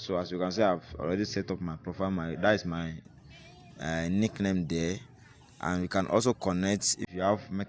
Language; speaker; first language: English; non-native, local second language; Yoruba